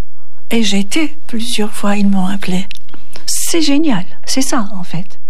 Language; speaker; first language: French; non-native, learner; Turkish